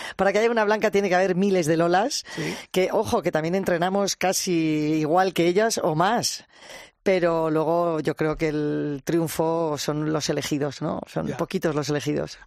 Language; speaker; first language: Spanish; native; Spanish